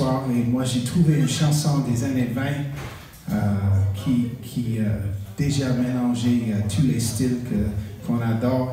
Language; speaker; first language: French; non-native, fluent; English